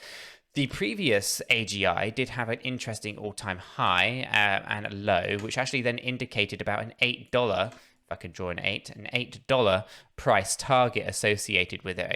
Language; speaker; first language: English; native; English